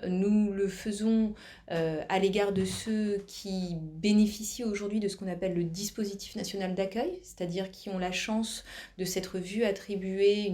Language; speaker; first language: French; native; French